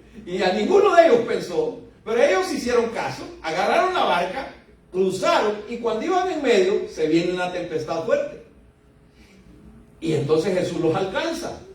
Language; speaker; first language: Spanish; native; Spanish